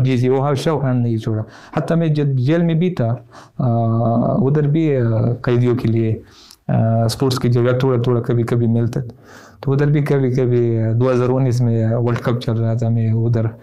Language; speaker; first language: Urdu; non-native, fluent; Pashto